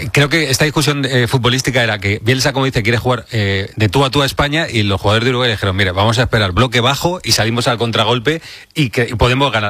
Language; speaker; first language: Spanish; native; Spanish